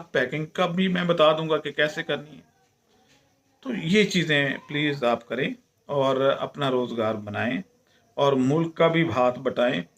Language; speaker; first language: Urdu; non-native, local second language; Punjabi